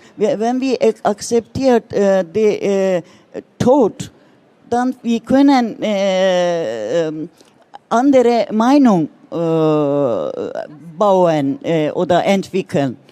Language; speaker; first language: German; non-native, learner; Turkish